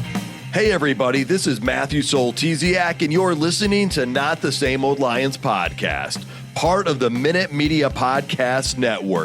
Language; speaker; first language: English; native; English